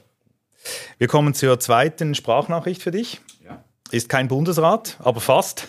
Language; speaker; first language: German; native; German